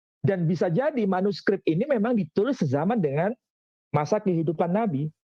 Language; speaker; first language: Indonesian; native; Indonesian